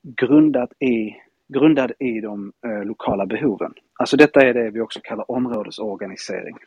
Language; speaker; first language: Swedish; early bilingual, heritage; Spanish